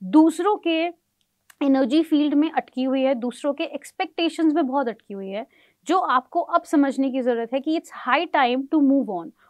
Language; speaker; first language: Hindi; native; Hindi